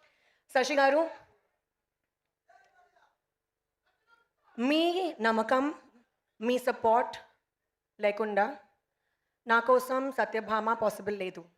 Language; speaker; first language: Telugu; non-native, learner; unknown